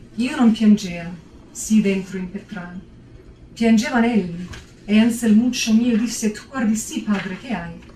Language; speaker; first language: Italian; non-native, fluent; English